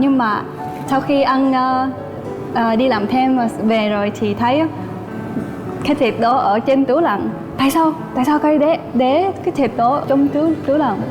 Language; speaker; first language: Vietnamese; non-native, learner; Japanese